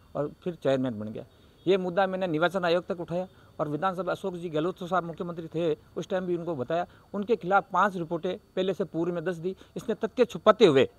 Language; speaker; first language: Hindi; native; Hindi